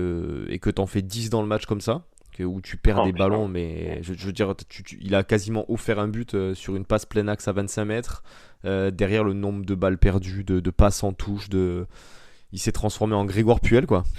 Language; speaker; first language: French; native; French